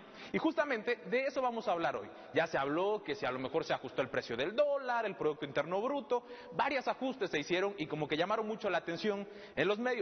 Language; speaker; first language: Spanish; native; Spanish